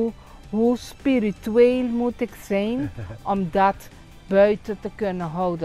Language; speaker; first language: Dutch; non-native, local second language; Papiamento